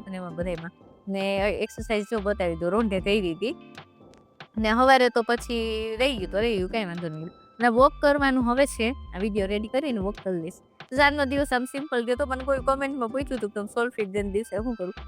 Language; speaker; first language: Gujarati; native; Gujarati